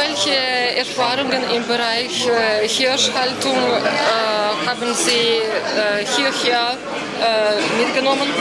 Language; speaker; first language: German; non-native, learner; Russian